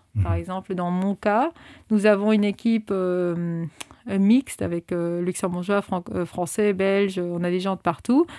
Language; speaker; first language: French; non-native, fluent; German